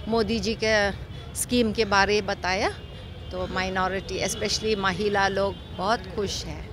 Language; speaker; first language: Hindi; non-native, local second language; Assamese